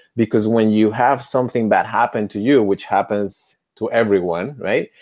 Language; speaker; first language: English; non-native, fluent; Spanish